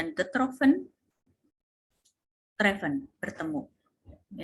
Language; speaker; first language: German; non-native, fluent; Indonesian